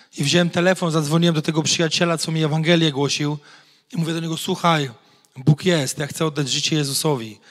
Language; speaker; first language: Polish; native; Polish